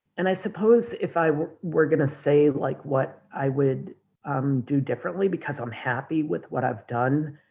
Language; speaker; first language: English; native; English